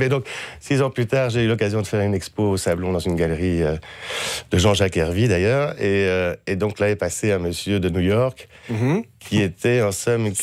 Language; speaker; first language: French; native; French